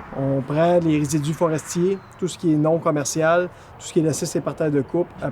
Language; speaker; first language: French; native; French